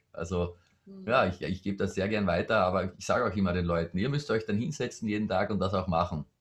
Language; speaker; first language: German; native; German